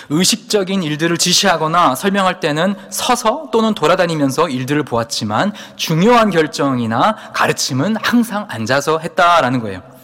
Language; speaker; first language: Korean; native; Korean